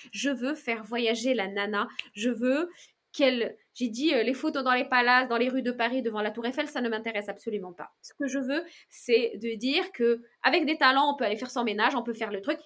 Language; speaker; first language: French; non-native, local second language; Arabic